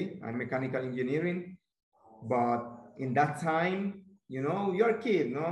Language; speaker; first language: English; non-native, learner; Spanish